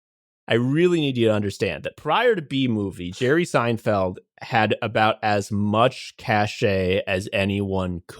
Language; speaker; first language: English; native; English